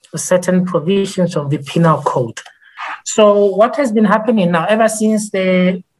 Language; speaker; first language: English; non-native, local second language; Tswana